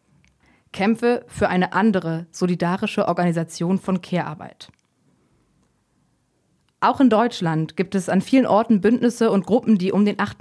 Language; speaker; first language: German; native; German